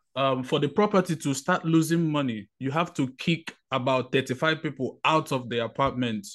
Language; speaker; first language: English; non-native, local second language; Igbo